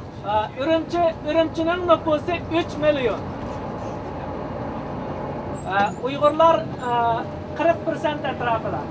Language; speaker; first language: Turkish; non-native, learner; Uyghur